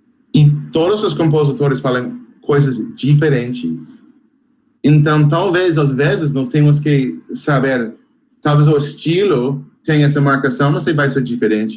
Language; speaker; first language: Portuguese; non-native, fluent; English